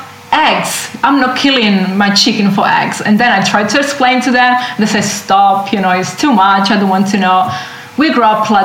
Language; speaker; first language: English; non-native, fluent; Italian